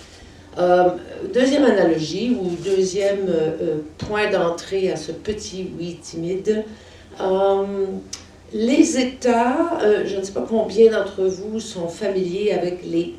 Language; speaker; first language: French; native; French